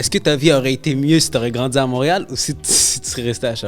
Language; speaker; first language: French; native; French